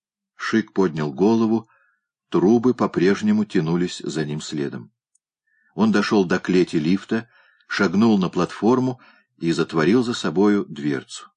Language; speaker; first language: Russian; native; Russian